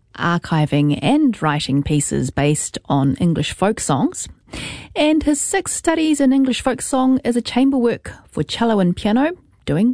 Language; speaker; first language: English; native; English